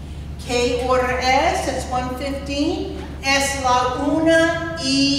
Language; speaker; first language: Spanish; non-native, fluent; English